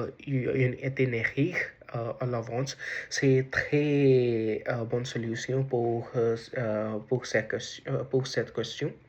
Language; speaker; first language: French; non-native, learner; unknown